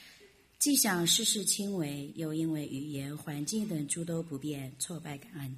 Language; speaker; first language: Chinese; native; Chinese